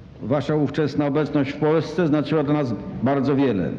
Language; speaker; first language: Polish; native; Polish